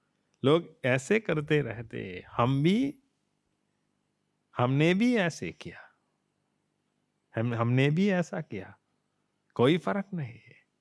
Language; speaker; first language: Hindi; non-native, fluent; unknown